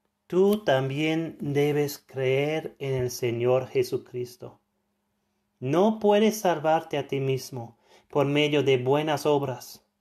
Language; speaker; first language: Spanish; non-native, fluent; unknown